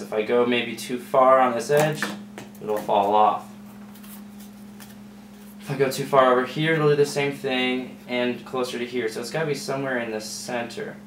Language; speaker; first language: English; native; English